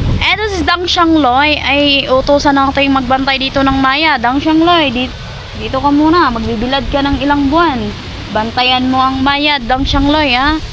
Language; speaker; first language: Filipino; non-native, local second language; Cebuano